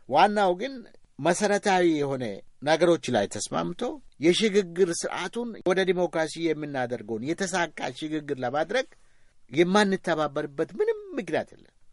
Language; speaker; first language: Amharic; non-native, local second language; Oromo